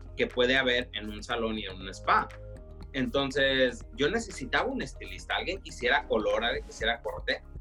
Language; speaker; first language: Spanish; early bilingual, heritage; Spanish